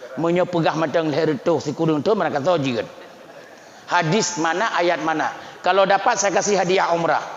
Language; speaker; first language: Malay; non-native, local second language; Achinese